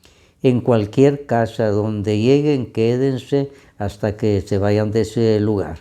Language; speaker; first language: Spanish; native; Spanish